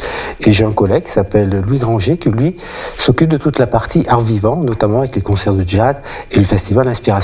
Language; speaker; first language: French; native; French